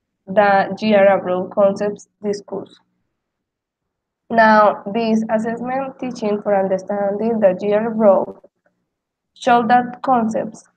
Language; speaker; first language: English; non-native, learner; Spanish